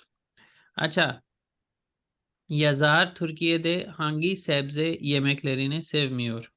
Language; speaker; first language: Turkish; non-native, fluent; Urdu